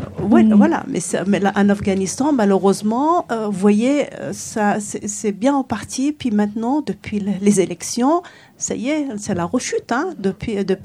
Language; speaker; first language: French; non-native, local second language; Arabic